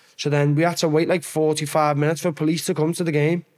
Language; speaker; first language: English; native; English